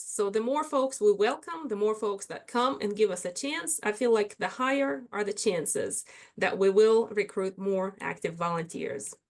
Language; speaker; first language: English; non-native, fluent; Russian